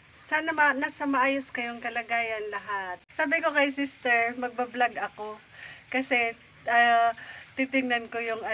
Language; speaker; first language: Filipino; non-native, local second language; Bikol